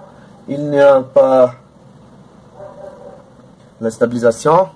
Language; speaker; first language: French; non-native, learner; Portuguese